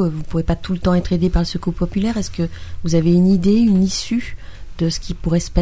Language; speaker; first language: French; native; French